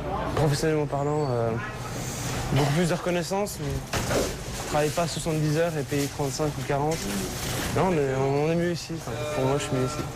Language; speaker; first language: French; native; French